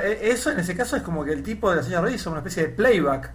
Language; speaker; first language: Spanish; native; Spanish